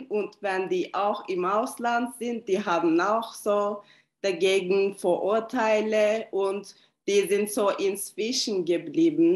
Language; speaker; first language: German; non-native, learner; Turkish